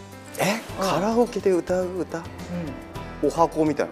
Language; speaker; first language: Japanese; native; Japanese